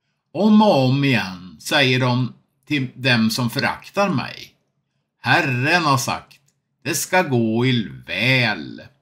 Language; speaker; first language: Swedish; native; Swedish